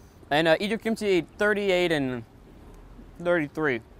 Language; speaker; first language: English; native; English